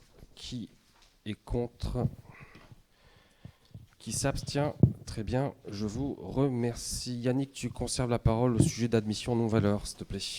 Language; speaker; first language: French; native; French